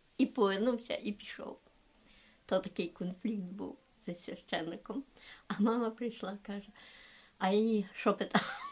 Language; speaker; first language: Ukrainian; native; Ukrainian